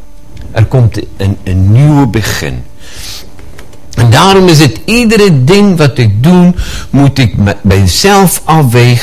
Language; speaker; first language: Dutch; non-native, fluent; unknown